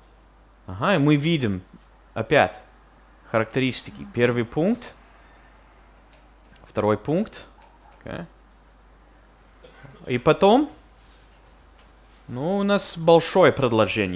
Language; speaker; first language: Russian; non-native, fluent; English